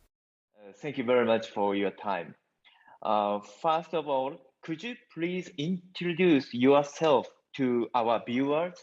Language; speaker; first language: English; non-native, learner; Japanese